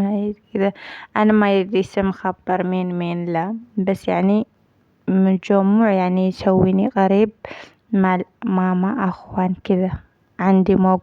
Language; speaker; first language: Arabic; non-native, learner; Amharic